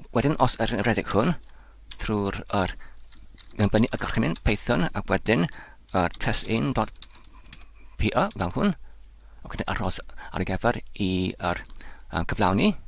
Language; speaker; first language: Welsh; non-native, learner; Polish